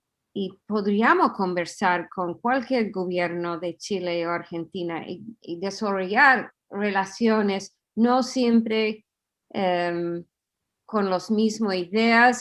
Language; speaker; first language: Spanish; non-native, fluent; English